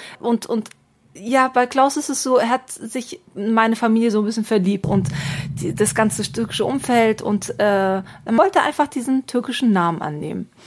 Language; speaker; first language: German; early bilingual, other home language; Turkish